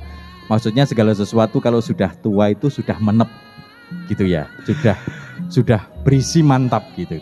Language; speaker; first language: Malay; non-native, local second language; Javanese